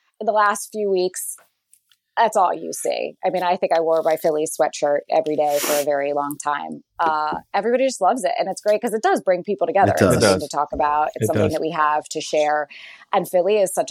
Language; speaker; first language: English; native; English